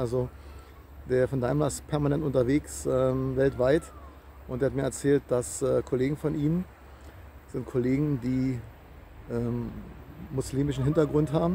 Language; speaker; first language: German; native; German